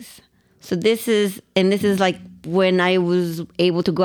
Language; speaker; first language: English; non-native, fluent; Spanish